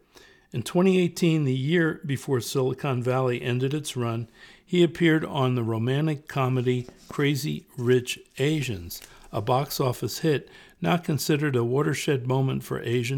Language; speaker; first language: English; native; English